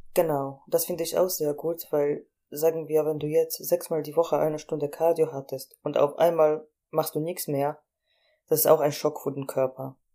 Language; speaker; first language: German; non-native, fluent; Polish